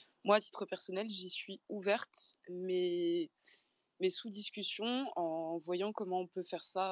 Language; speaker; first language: French; native; French